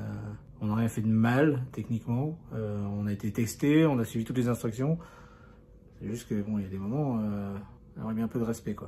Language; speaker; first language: French; native; French